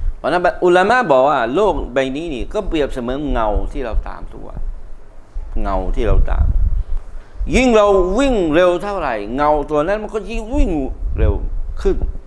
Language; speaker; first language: Thai; non-native, local second language; Malay